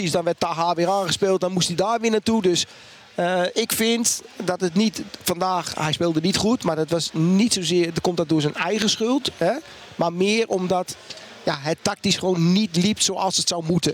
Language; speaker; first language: Dutch; native; Dutch